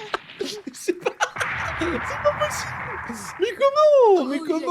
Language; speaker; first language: French; native; French